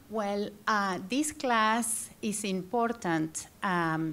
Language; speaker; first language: English; non-native, fluent; Spanish